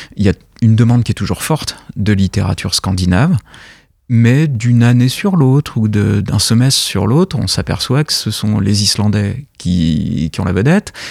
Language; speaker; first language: French; native; French